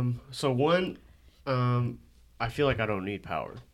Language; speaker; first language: English; early bilingual, other home language; Korean